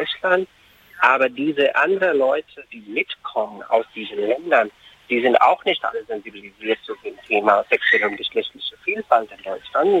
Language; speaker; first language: German; non-native, fluent; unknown